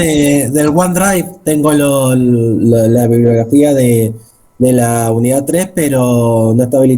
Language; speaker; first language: Spanish; native; Spanish